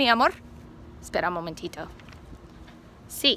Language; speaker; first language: Spanish; non-native, fluent; English